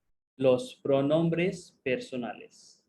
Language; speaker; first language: Spanish; non-native, fluent; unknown